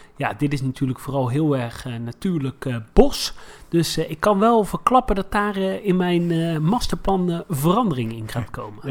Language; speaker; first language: Dutch; native; Dutch